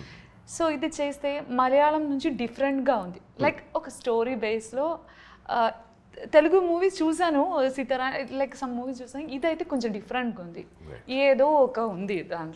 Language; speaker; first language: Telugu; non-native, learner; Malayalam